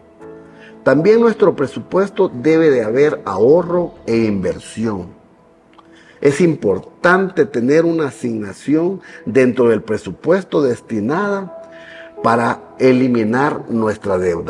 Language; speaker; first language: Spanish; native; Spanish